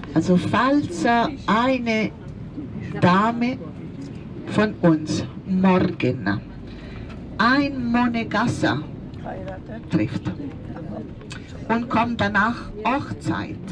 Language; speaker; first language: German; non-native, fluent; Italian